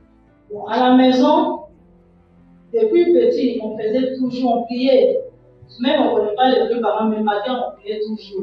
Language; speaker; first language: French; non-native, local second language; Kongo